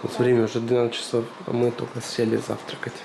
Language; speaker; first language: Russian; native; Russian